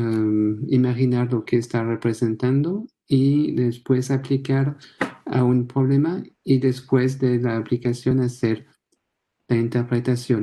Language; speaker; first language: Spanish; non-native, fluent; French